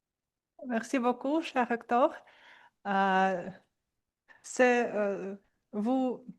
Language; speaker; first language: French; non-native, learner; Russian